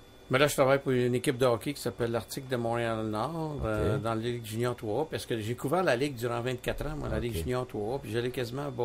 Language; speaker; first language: French; native; French